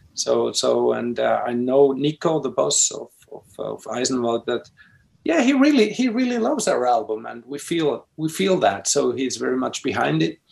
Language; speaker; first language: English; non-native, fluent; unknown